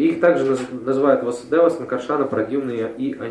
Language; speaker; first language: Russian; native; Russian